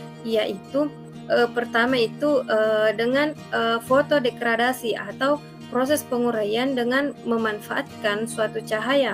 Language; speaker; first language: Indonesian; native; Indonesian